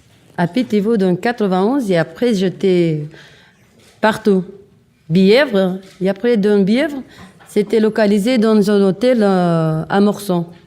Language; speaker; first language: French; non-native, learner; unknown